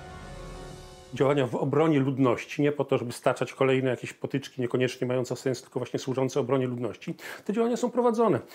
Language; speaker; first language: Polish; native; Polish